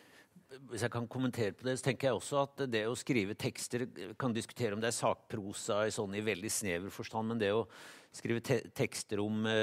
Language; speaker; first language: Norwegian; native; Norwegian